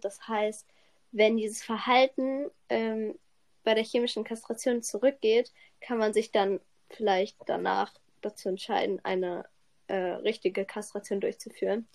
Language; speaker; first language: German; native; German